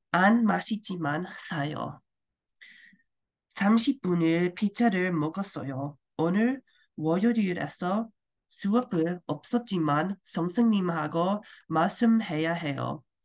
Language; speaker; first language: Korean; non-native, learner; English